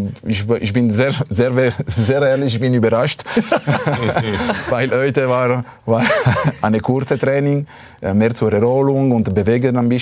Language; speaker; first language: German; non-native, fluent; Italian